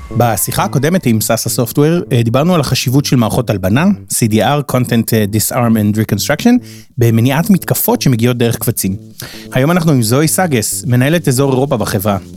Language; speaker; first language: Hebrew; native; Hebrew